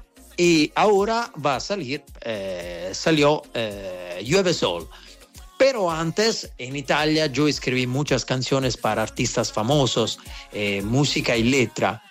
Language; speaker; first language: Spanish; non-native, learner; Italian